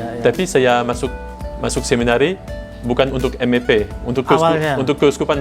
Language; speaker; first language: Indonesian; non-native, fluent; French